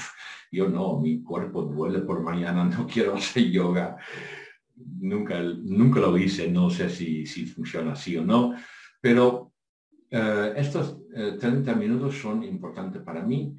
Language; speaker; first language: Spanish; non-native, fluent; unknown